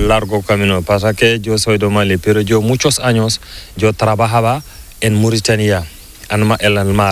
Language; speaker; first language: Spanish; non-native, learner; Fula